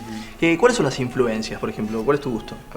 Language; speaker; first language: Spanish; native; Spanish